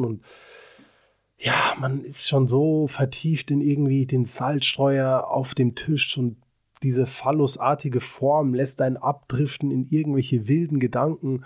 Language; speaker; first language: German; native; German